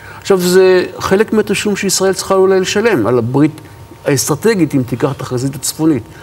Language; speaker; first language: Hebrew; native; Hebrew